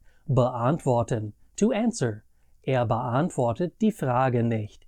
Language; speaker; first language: German; non-native, fluent; English